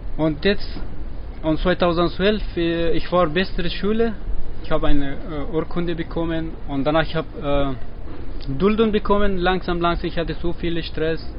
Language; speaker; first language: German; non-native, learner; Persian